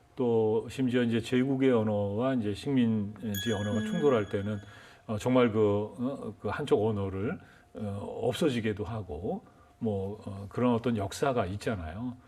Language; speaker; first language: Korean; native; Korean